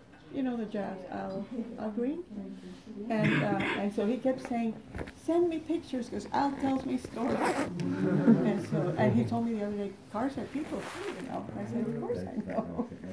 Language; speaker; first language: English; native; English